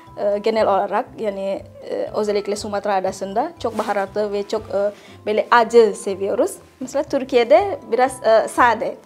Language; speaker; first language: Turkish; non-native, learner; Indonesian